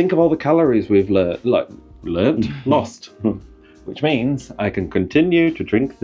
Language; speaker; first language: English; native; English